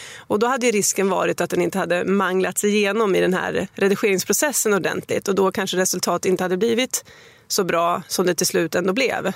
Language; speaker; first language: Swedish; native; Swedish